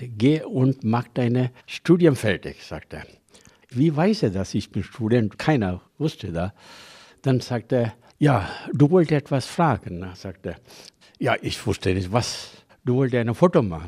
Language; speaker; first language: German; non-native, learner; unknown